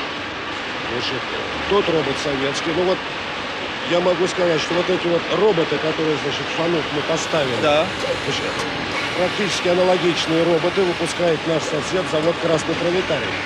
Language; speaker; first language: Russian; native; Russian